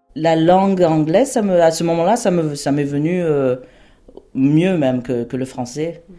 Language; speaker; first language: French; native; French